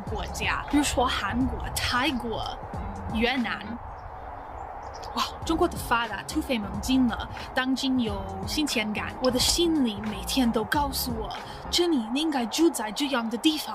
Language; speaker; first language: Chinese; non-native, learner; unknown